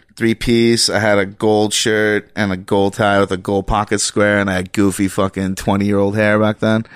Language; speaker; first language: English; native; English